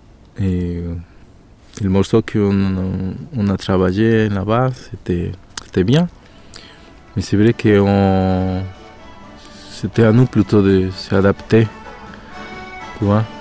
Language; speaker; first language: French; non-native, fluent; Spanish